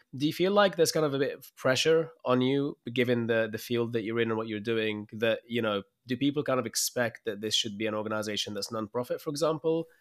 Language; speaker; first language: English; early bilingual, other home language; Arabic